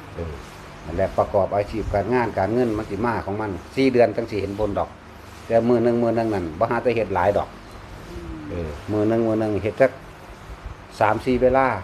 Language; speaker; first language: Thai; non-native, local second language; Northeastern Thai